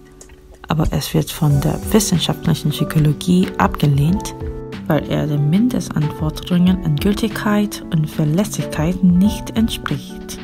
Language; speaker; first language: German; non-native, fluent; Korean